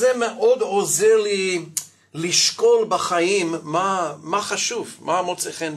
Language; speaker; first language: Hebrew; non-native, fluent; English